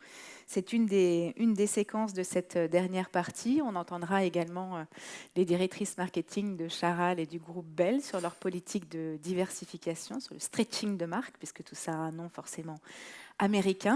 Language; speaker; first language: French; native; French